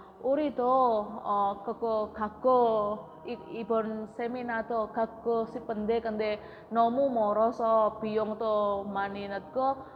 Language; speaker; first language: Korean; non-native, learner; Indonesian